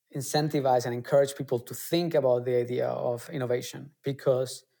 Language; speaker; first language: English; non-native, fluent; Spanish